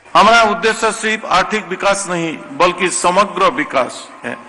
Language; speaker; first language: Hindi; non-native, local second language; Assamese